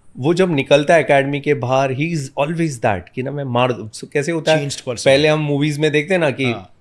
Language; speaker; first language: Hindi; non-native, local second language; Malayalam